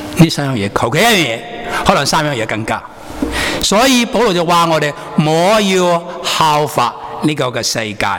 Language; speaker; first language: Chinese; non-native, local second language; Cantonese